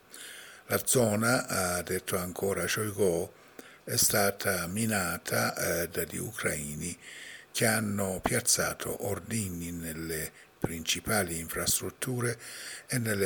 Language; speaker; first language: Italian; non-native, fluent; Persian